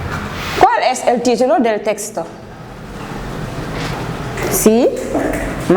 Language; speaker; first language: Spanish; non-native, fluent; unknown